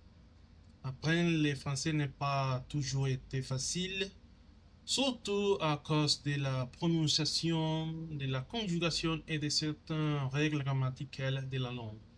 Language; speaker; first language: French; non-native, learner; Spanish